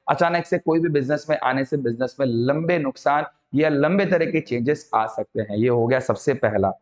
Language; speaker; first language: Hindi; native; Hindi